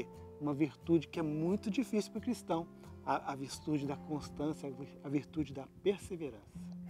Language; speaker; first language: Portuguese; native; Portuguese